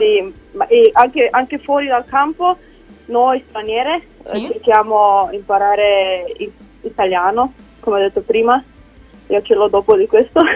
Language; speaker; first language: Italian; non-native, learner; Slovenian